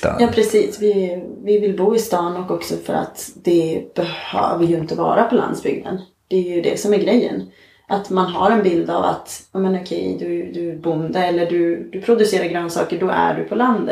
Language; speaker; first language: Swedish; native; Swedish